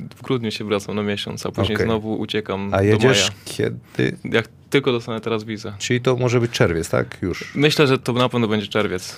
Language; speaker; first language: Polish; native; Polish